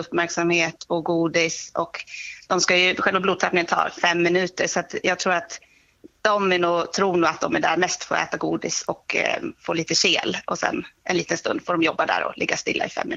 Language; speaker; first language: Swedish; native; Swedish